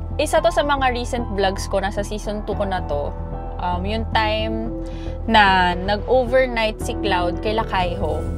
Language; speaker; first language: Filipino; native; Filipino